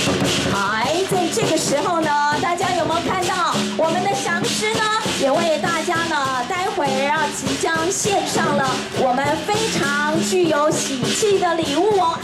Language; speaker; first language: Chinese; native; Chinese